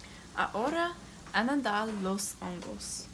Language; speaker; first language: Spanish; non-native, learner; English